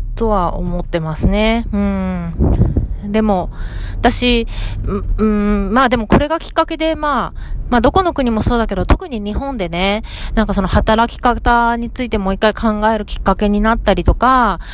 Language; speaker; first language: Japanese; native; Japanese